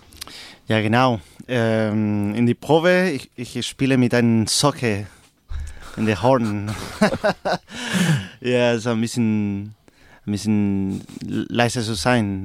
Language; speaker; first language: German; non-native, learner; Spanish